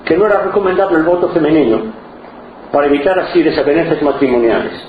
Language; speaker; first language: Spanish; non-native, local second language; Galician